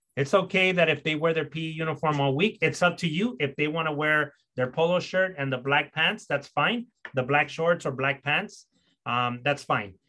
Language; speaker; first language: English; early bilingual, other home language; Spanish